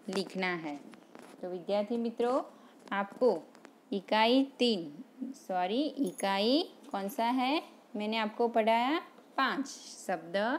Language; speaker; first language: Hindi; non-native, local second language; Gujarati